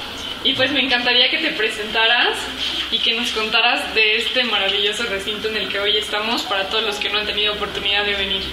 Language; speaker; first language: Spanish; native; Spanish